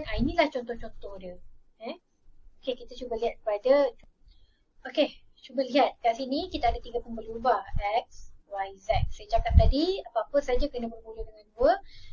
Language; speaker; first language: Malay; native; Malay